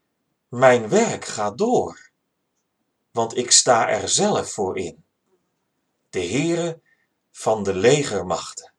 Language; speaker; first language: Dutch; native; Dutch